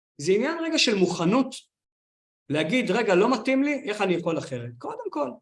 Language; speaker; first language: Hebrew; native; Hebrew